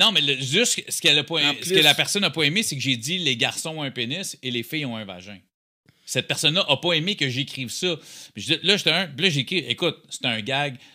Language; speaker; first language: French; native; French